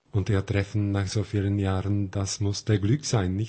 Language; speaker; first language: German; non-native, local second language; Czech